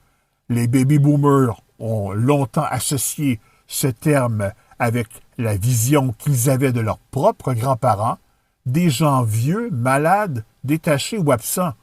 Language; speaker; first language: French; native; French